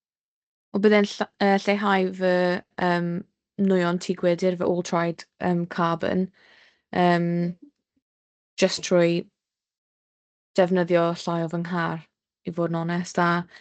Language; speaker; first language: Welsh; non-native, local second language; English